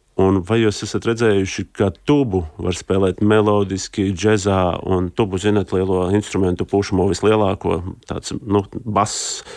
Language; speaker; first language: Latvian; native; Latvian